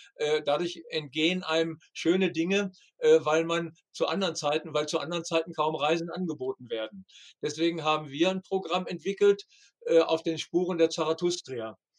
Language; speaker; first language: German; native; German